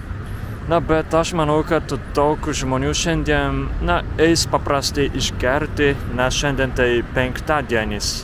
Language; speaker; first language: Lithuanian; non-native, fluent; Japanese